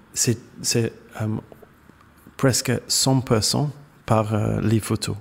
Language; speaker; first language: French; non-native, fluent; English